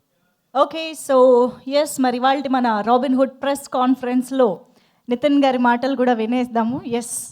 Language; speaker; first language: Telugu; native; Telugu